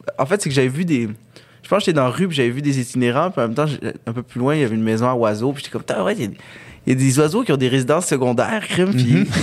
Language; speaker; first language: French; early bilingual, other home language; Arabic